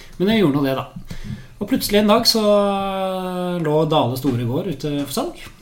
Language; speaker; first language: Norwegian; native; Norwegian